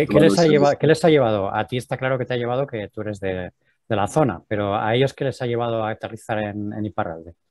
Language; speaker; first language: Spanish; native; Spanish